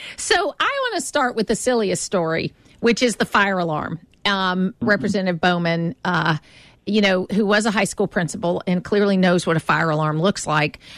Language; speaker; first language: English; native; English